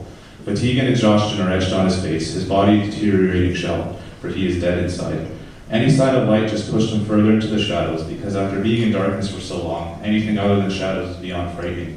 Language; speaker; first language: English; native; English